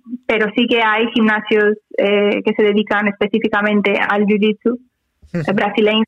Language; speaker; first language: Spanish; non-native, fluent; Portuguese